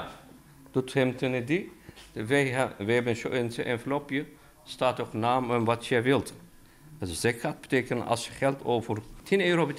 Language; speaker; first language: Dutch; non-native, learner; Turkish